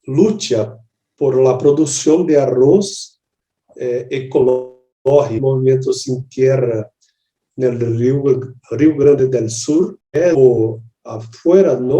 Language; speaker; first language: Spanish; non-native, learner; Portuguese